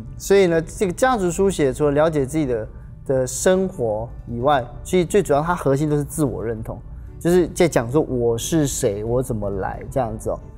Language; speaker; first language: Chinese; native; Chinese